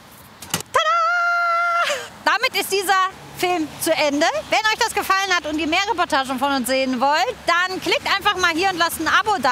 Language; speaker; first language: German; native; German